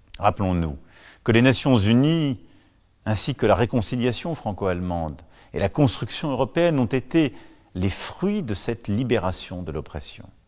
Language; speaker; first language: French; native; French